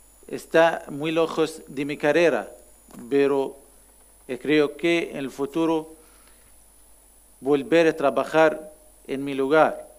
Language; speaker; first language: Spanish; non-native, learner; Arabic